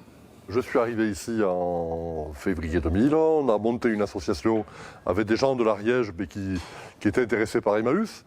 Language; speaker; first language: French; native; French